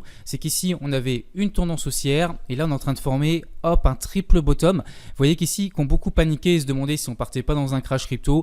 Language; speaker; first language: French; native; French